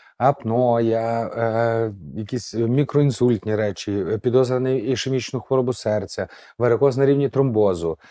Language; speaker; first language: Ukrainian; native; Ukrainian